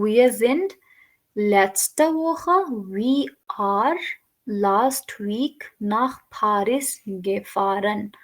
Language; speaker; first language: German; non-native, fluent; Urdu